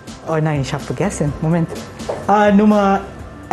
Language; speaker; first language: German; non-native, learner; Malay